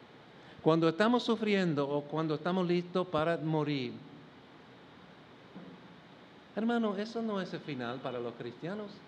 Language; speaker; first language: Spanish; non-native, fluent; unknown